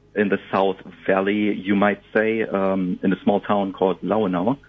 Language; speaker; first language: English; non-native, fluent; German